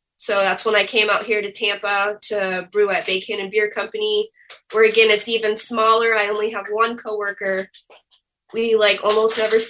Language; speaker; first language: English; native; English